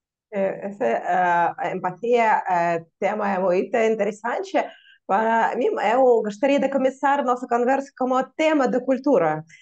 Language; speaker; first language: Portuguese; non-native, learner; Russian